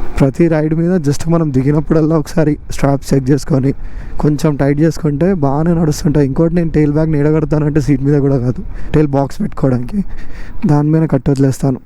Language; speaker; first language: Telugu; non-native, local second language; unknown